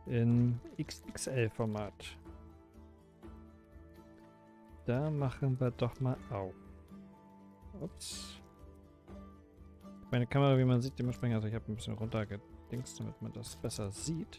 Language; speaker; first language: German; native; German